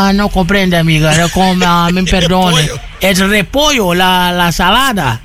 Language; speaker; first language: Spanish; non-native, learner; Portuguese